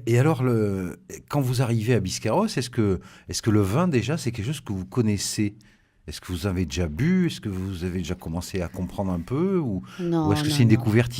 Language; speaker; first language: French; native; French